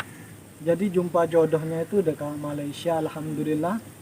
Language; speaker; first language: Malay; non-native, local second language; Indonesian